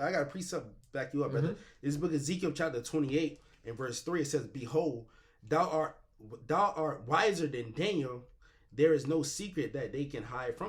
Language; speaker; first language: English; native; English